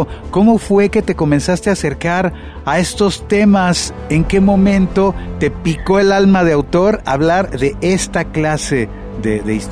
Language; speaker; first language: Spanish; native; Spanish